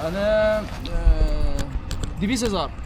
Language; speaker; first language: Arabic; native; Arabic